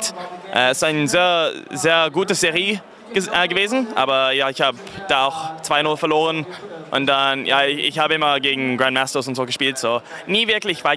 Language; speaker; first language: German; non-native, fluent; English